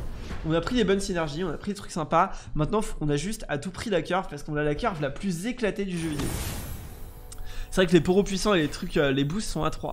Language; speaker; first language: French; native; French